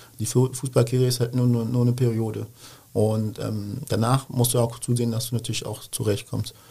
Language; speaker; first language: German; early bilingual, other home language; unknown